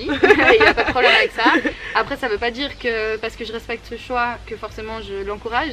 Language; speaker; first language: French; native; French